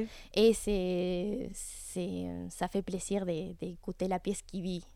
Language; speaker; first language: French; non-native, fluent; Spanish